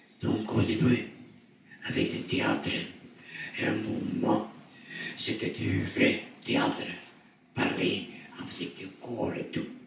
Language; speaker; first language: French; non-native, fluent; Dutch